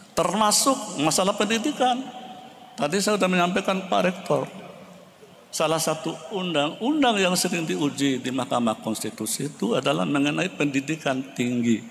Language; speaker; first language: Indonesian; non-native, local second language; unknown